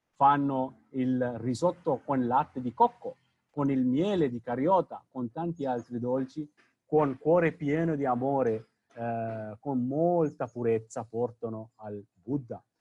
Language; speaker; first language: Italian; non-native, fluent; Sinhala